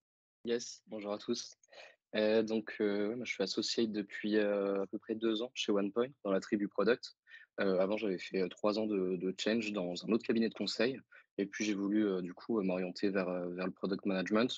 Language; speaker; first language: French; native; French